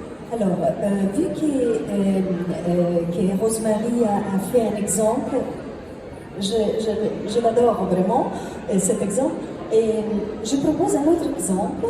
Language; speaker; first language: French; non-native, fluent; Italian